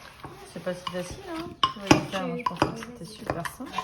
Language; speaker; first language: French; native; French